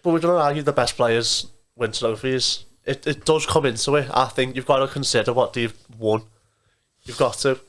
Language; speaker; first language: English; native; English